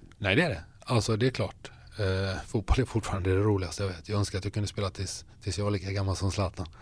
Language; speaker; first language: Swedish; native; Swedish